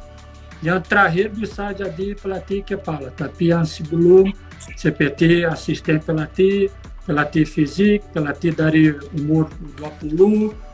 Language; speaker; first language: Indonesian; non-native, fluent; Portuguese